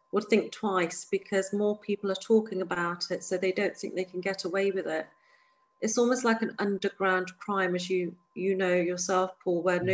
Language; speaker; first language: English; native; English